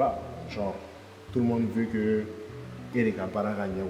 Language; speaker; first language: French; non-native, local second language; Bambara